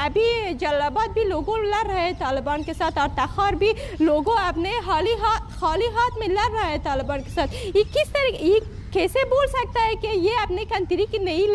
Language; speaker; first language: Hindi; non-native, learner; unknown